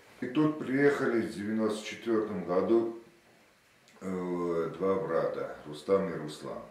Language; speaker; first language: Russian; non-native, local second language; Armenian